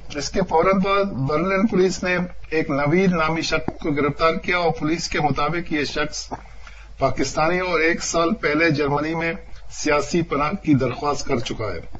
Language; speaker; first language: Urdu; non-native, local second language; Baluchi